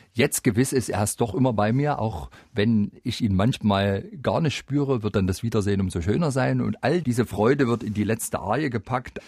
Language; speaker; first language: German; native; German